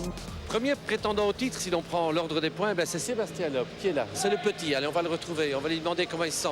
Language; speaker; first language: French; native; French